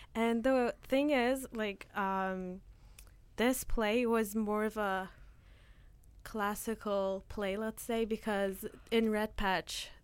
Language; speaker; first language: English; non-native, fluent; Turkish